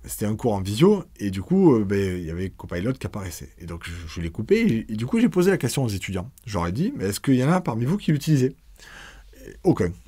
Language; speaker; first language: French; native; French